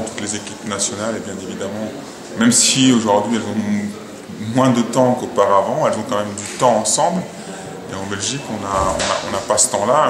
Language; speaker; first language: French; native; French